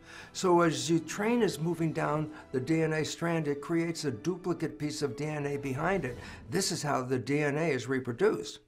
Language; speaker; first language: English; native; English